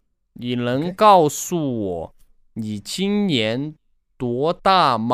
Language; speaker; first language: Chinese; non-native, learner; English